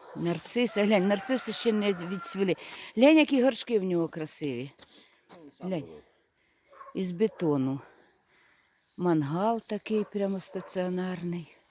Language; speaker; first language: Ukrainian; non-native, local second language; Russian